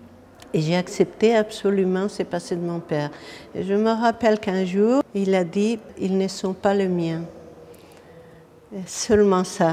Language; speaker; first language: French; non-native, fluent; Spanish